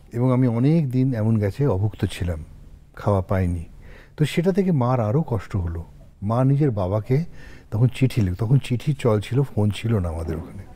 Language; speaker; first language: Bangla; native; Bangla